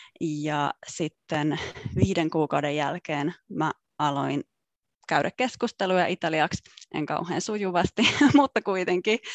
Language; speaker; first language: Finnish; native; Finnish